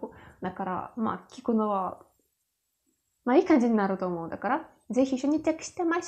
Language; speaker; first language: Japanese; non-native, learner; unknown